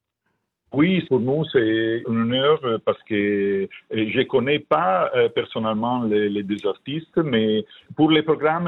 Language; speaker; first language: French; non-native, fluent; Italian